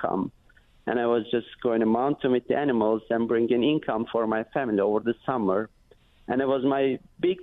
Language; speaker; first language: English; non-native, fluent; Turkish